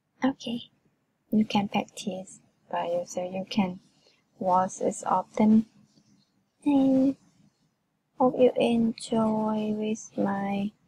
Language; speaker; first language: English; non-native, learner; Thai